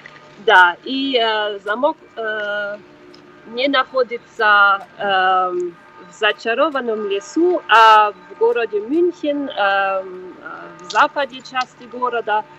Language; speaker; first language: Russian; non-native, fluent; German